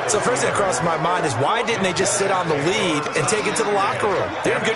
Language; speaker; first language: English; native; English